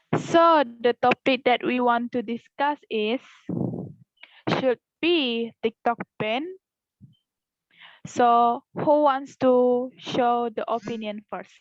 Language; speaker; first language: English; non-native, learner; Indonesian